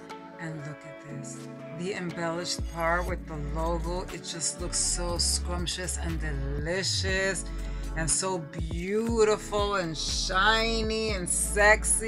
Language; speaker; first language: English; early bilingual, other home language; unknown